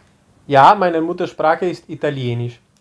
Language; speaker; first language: German; non-native, fluent; Italian